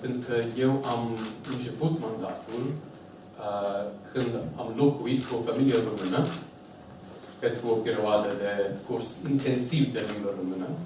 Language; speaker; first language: Romanian; non-native, fluent; English